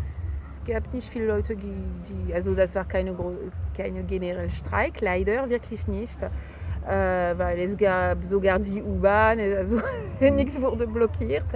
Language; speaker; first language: German; non-native, fluent; French